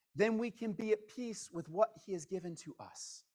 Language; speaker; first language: English; native; English